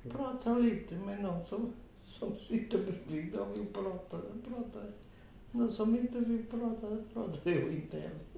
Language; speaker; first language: Swedish; non-native, fluent; Portuguese